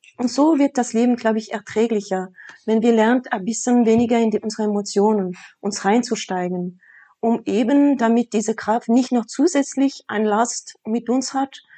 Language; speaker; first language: German; non-native, fluent; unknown